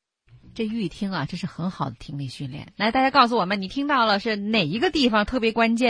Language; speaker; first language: Chinese; native; Chinese